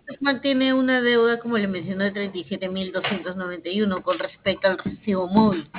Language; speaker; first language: Spanish; native; Spanish